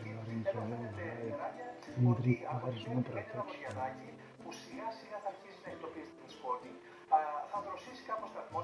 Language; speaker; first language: Greek; native; Greek